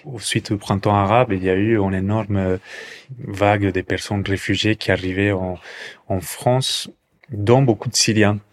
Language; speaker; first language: French; non-native, fluent; Spanish